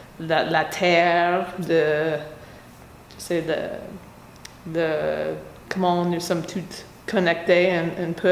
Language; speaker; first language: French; non-native, fluent; English